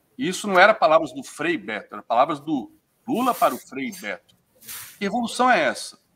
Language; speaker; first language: Portuguese; native; Portuguese